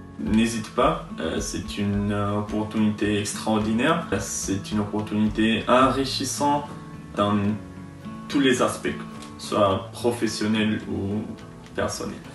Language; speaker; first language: French; non-native, fluent; Romanian